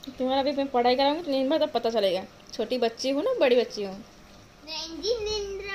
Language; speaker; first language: Hindi; native; Hindi